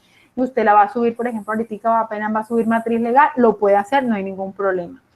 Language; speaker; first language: Spanish; native; Spanish